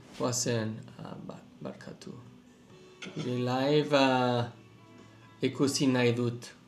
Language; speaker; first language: Basque; non-native, learner; English